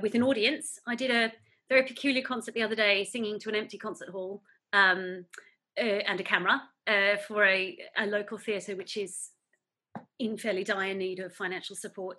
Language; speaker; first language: English; native; English